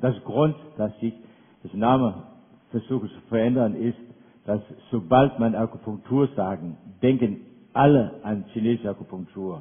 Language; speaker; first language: German; non-native, fluent; Danish